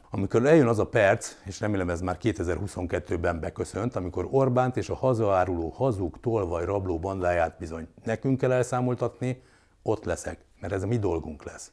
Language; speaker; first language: Hungarian; native; Hungarian